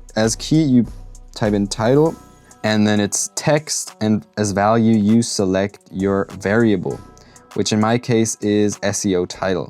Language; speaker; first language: English; non-native, fluent; German